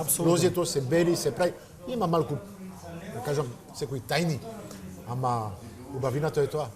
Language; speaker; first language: Macedonian; non-native, fluent; French